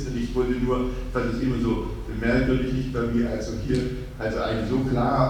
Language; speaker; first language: German; native; German